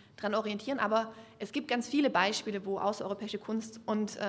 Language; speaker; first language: German; native; German